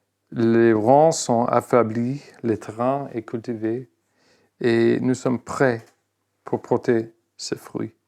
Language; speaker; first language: French; non-native, fluent; English